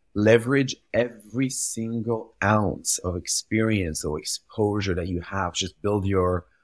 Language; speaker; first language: English; early bilingual, other home language; French